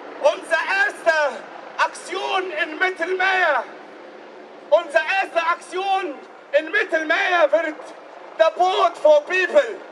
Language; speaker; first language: German; non-native, learner; Arabic